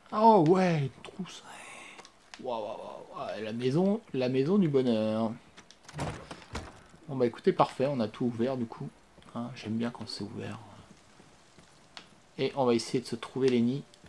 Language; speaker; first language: French; native; French